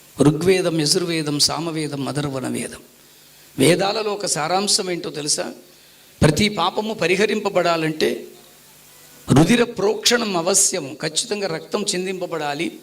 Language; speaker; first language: Telugu; non-native, local second language; Tamil